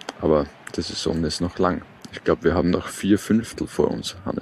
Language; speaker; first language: German; native; German